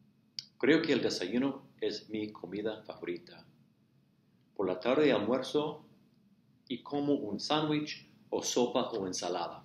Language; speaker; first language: Spanish; non-native, fluent; English